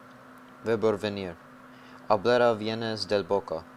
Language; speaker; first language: Spanish; non-native, learner; English